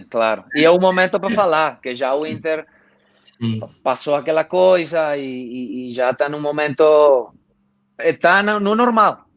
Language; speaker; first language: Portuguese; non-native, fluent; Spanish